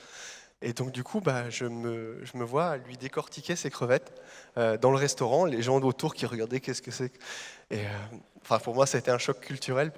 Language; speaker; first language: French; native; French